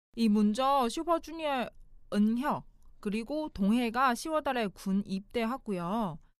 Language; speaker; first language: Korean; non-native, fluent; Chinese